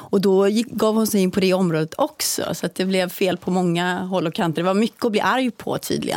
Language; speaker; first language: Swedish; native; Swedish